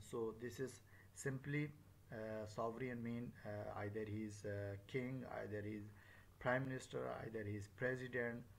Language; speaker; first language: English; non-native, local second language; Northern Hindko